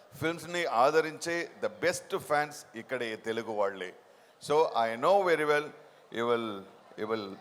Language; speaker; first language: Telugu; non-native, local second language; Tamil